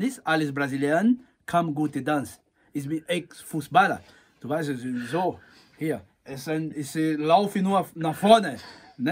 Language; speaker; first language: German; non-native, learner; Portuguese